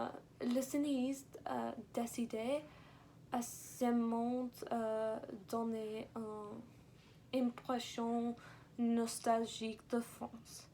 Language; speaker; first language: French; non-native, learner; English